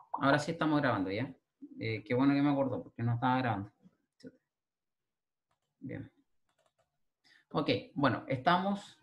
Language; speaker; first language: Spanish; native; Spanish